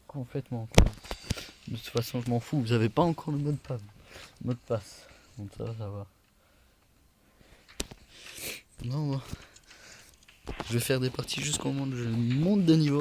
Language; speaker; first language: French; native; French